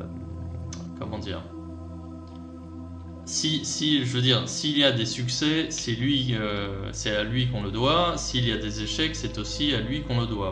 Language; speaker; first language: French; native; French